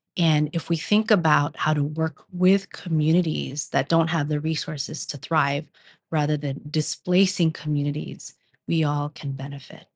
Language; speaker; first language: English; early bilingual, other home language; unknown